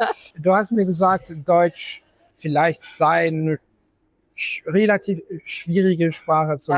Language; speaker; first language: German; non-native, fluent; Italian